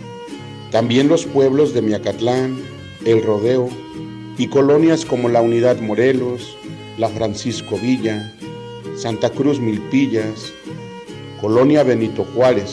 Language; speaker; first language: Spanish; native; Spanish